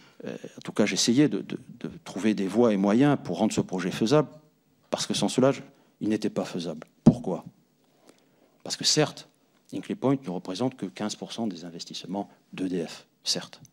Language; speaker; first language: French; native; French